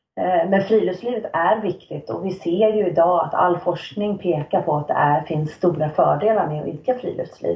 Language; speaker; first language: Swedish; native; Swedish